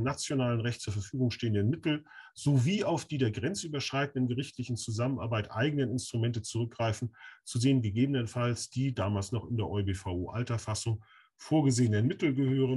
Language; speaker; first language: German; native; German